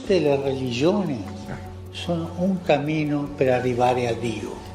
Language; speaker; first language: Italian; non-native, fluent; Spanish